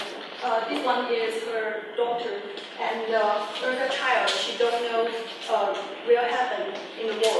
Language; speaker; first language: English; non-native, learner; Chinese